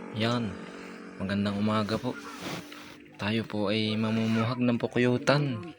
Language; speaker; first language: Filipino; native; Filipino